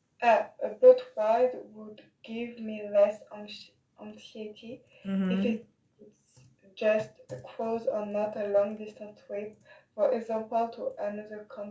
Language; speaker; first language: English; non-native, learner; French